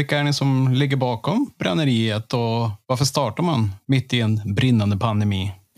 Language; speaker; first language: Swedish; native; Swedish